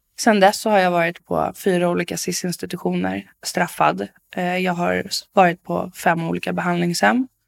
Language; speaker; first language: Swedish; native; Swedish